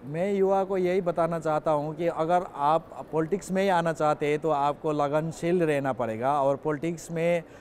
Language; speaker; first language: Hindi; non-native, local second language; Nepali